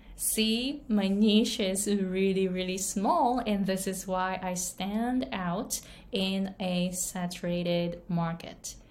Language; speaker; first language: English; non-native, fluent; Japanese